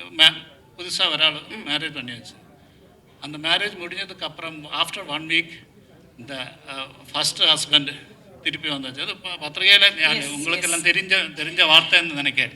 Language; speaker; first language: Tamil; non-native, learner; Malayalam